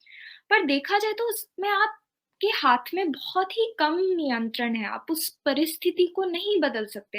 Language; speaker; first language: Hindi; native; Hindi